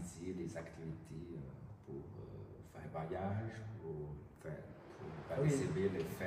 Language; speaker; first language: French; non-native, learner; Chinese